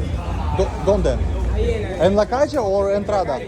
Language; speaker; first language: Spanish; non-native, learner; Russian